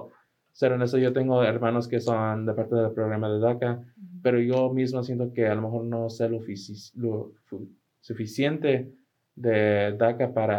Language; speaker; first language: Spanish; early bilingual, heritage; Spanish